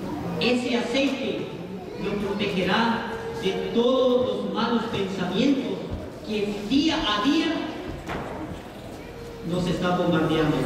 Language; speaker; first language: Spanish; native; Spanish